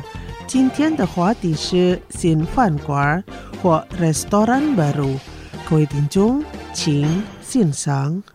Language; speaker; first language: Chinese; non-native, fluent; Indonesian